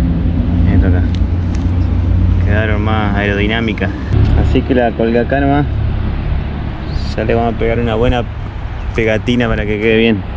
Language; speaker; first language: Spanish; native; Spanish